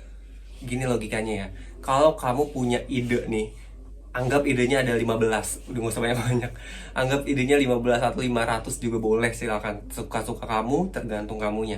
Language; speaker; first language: Indonesian; native; Indonesian